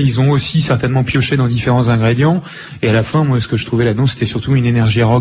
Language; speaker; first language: French; native; French